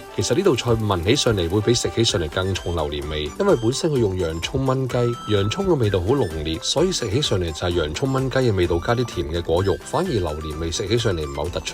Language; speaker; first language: Cantonese; native; Cantonese